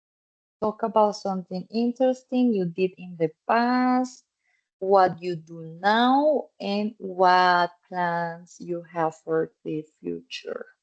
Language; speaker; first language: English; non-native, fluent; Spanish